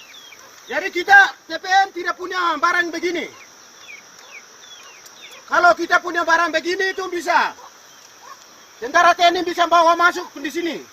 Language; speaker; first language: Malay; non-native, local second language; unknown